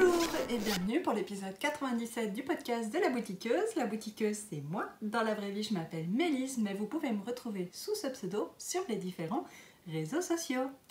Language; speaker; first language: French; native; French